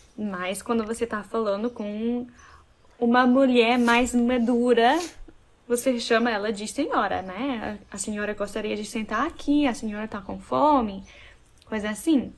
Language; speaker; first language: Portuguese; non-native, fluent; English